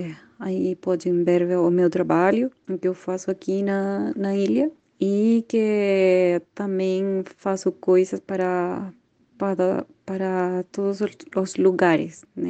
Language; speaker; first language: Portuguese; non-native, fluent; Spanish